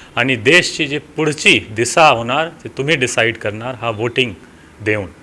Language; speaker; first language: Marathi; non-native, local second language; Hindi